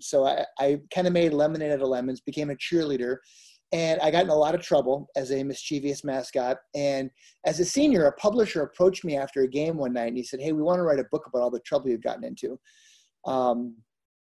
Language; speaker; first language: English; native; English